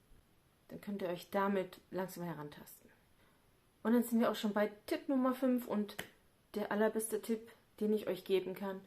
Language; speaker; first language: German; native; German